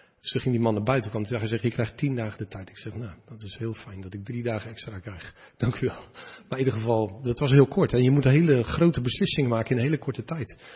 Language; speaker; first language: Dutch; native; Dutch